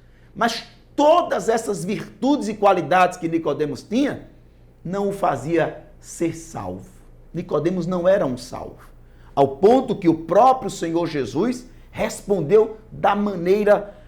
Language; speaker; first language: Portuguese; native; Portuguese